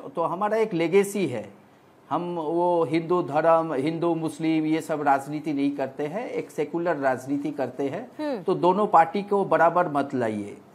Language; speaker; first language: Hindi; non-native, local second language; Bangla